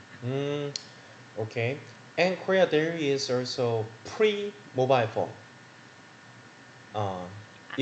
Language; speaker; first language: English; non-native, learner; Korean